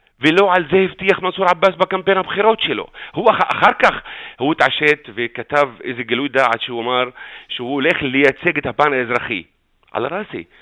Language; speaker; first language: Hebrew; non-native, local second language; Arabic